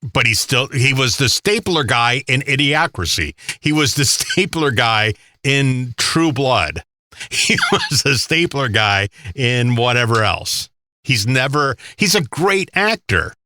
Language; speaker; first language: English; native; English